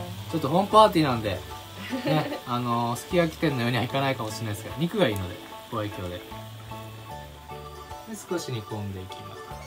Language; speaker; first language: Japanese; native; Japanese